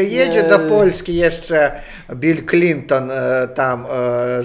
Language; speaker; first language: Polish; non-native, learner; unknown